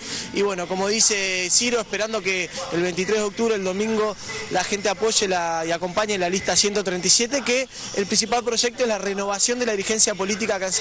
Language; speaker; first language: Spanish; native; Spanish